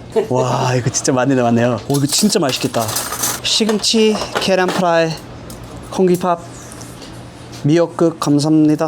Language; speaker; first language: Korean; non-native, fluent; English